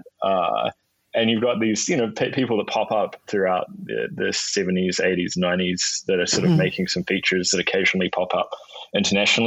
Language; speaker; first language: English; native; English